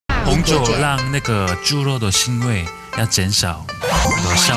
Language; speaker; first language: Chinese; non-native, fluent; Korean